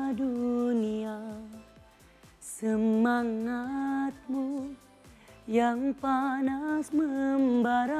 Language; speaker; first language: Indonesian; non-native, fluent; Thai